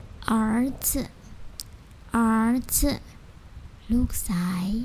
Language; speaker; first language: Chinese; non-native, fluent; Lao